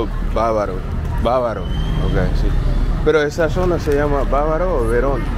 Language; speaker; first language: Spanish; non-native, learner; English